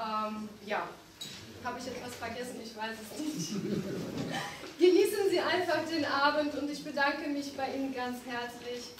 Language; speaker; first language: German; non-native, fluent; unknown